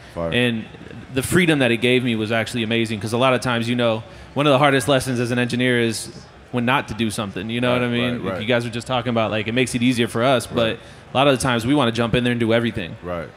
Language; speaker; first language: English; native; English